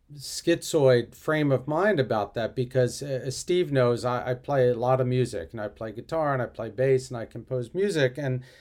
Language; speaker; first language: English; native; English